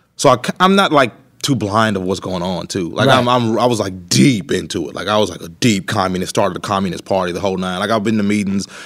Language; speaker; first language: English; native; English